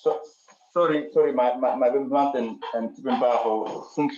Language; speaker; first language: Welsh; non-native, learner; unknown